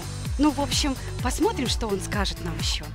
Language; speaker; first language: Russian; native; Russian